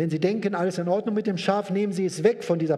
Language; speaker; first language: German; native; German